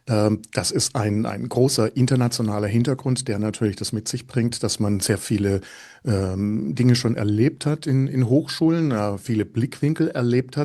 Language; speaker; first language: German; native; German